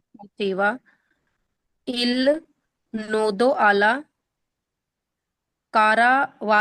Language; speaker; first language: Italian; non-native, learner; Punjabi